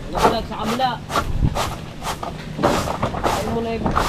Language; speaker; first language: Filipino; native; Filipino